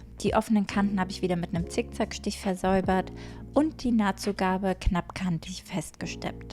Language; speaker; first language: German; native; German